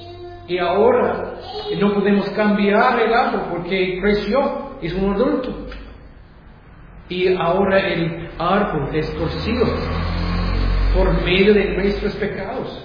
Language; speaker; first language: Spanish; non-native, fluent; English